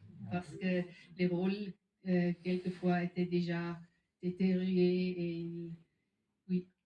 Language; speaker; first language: French; non-native, fluent; German